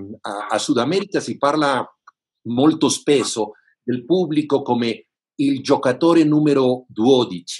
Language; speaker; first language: Italian; non-native, fluent; Spanish